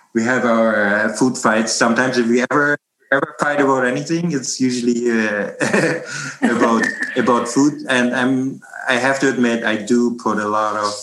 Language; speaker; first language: English; non-native, fluent; German